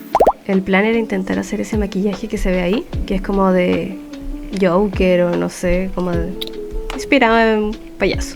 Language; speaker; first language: Spanish; native; Spanish